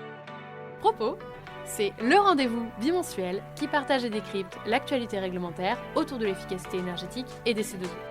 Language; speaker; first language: French; native; French